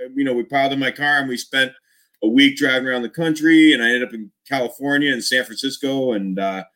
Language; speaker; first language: English; native; English